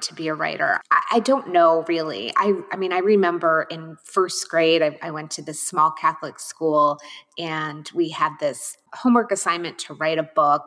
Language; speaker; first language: English; native; English